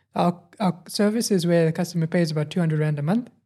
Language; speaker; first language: English; native; English